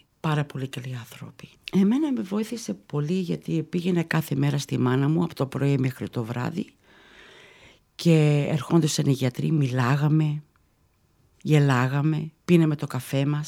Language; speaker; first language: Greek; early bilingual, heritage; Greek